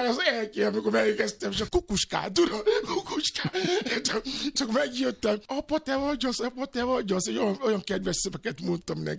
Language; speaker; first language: Hungarian; non-native, fluent; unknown